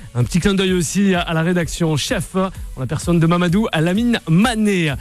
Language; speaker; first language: French; native; French